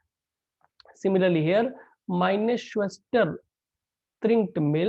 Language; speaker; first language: German; non-native, fluent; Hindi